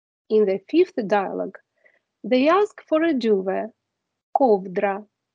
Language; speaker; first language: English; non-native, fluent; Ukrainian